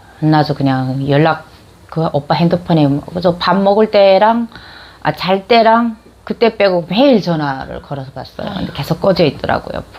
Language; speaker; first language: Korean; native; Korean